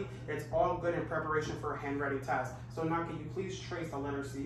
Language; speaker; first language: English; native; English